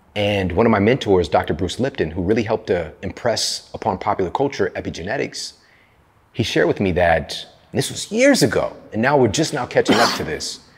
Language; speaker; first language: English; native; English